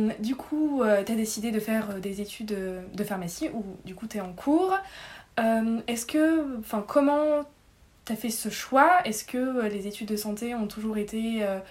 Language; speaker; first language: French; native; French